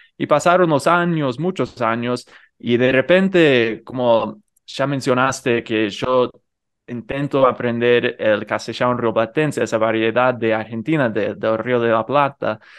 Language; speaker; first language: Spanish; non-native, fluent; English